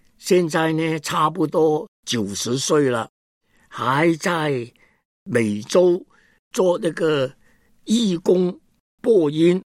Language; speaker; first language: Chinese; non-native, local second language; Cantonese